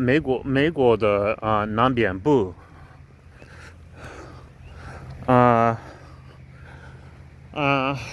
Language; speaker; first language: Chinese; non-native, learner; English